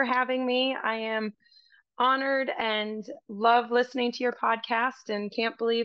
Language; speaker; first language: English; native; English